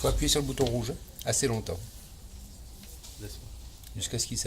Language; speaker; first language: French; native; French